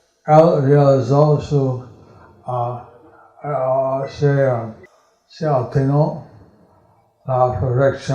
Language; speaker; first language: Spanish; non-native, learner; English